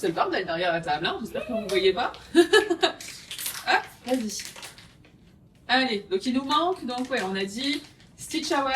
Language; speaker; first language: French; native; French